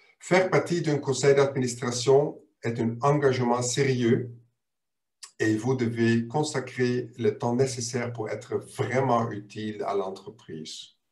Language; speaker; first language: French; non-native, local second language; German